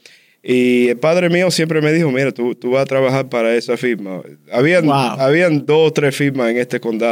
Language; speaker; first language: Spanish; early bilingual, heritage; Spanish